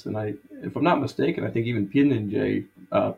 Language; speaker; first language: English; native; English